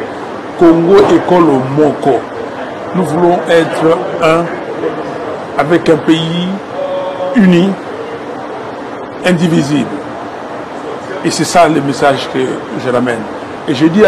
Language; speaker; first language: French; non-native, local second language; Lingala